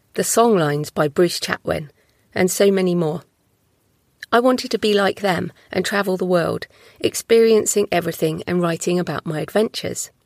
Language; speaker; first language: English; native; English